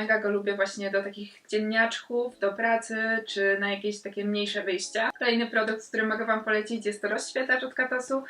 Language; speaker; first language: Polish; native; Polish